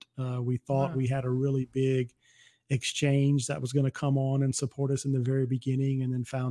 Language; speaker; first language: English; native; English